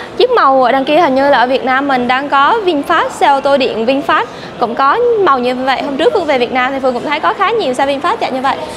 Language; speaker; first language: Vietnamese; native; Vietnamese